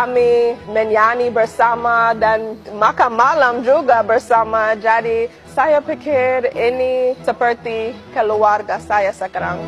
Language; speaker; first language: Indonesian; non-native, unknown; English